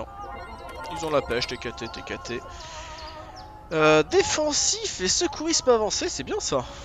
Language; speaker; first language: French; native; French